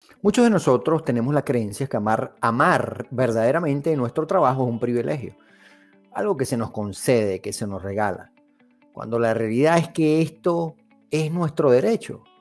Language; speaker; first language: Spanish; native; Spanish